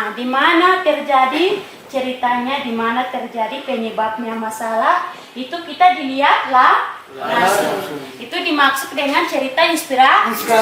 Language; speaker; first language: Indonesian; non-native, local second language; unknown